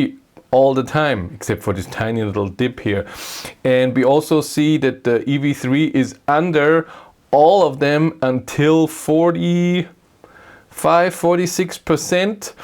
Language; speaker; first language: English; non-native, fluent; German